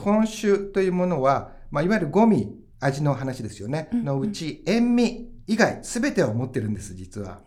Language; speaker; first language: Japanese; native; Japanese